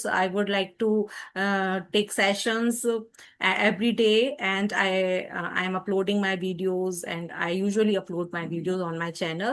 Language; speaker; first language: English; non-native, learner; Hindi